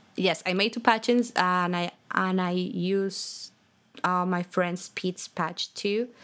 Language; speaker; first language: English; non-native, fluent; Spanish